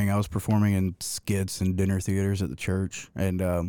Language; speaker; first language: English; native; English